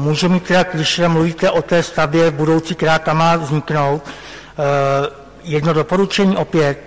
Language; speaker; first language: Czech; native; Czech